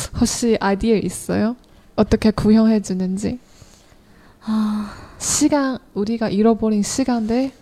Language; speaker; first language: Korean; non-native, fluent; Chinese